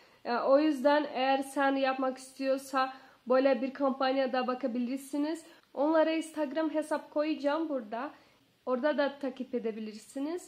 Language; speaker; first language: Turkish; non-native, learner; Portuguese